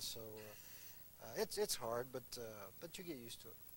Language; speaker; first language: English; early bilingual, other home language; Spanish